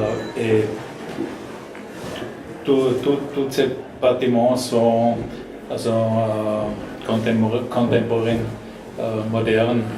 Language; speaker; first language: French; non-native, learner; German